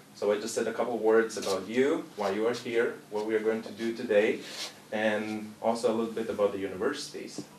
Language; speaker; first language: English; non-native, fluent; Latvian